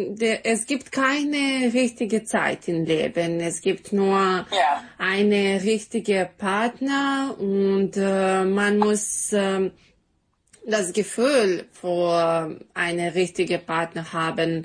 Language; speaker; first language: German; non-native, learner; Serbian